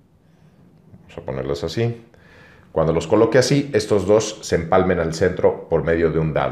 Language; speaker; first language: Spanish; native; Spanish